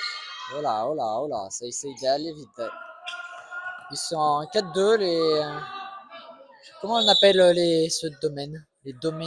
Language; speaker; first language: French; native; French